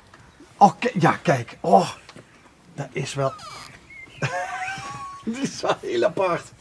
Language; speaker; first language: Dutch; native; Dutch